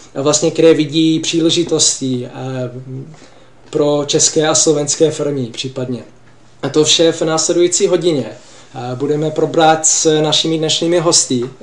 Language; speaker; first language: Czech; non-native, fluent; English